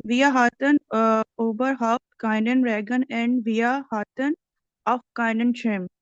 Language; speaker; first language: German; non-native, learner; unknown